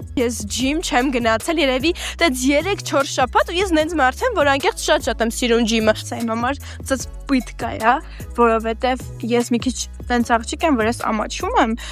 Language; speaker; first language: Armenian; early bilingual, heritage; Armenian